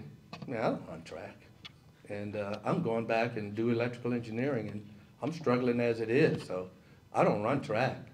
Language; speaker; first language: English; native; English